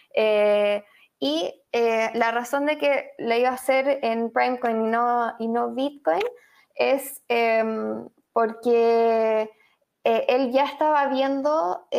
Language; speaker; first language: Spanish; native; Spanish